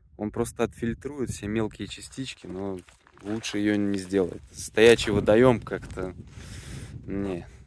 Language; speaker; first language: Russian; native; Russian